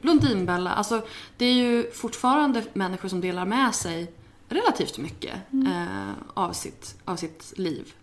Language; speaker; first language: Swedish; native; Swedish